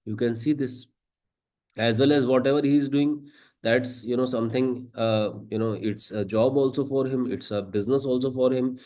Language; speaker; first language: English; non-native, local second language; Punjabi